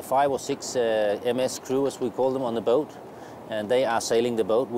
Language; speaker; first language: English; non-native, fluent; Danish